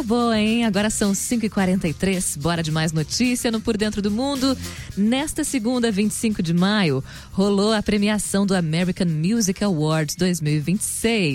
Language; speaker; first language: Portuguese; native; Portuguese